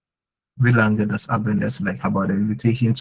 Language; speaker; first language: German; non-native, fluent; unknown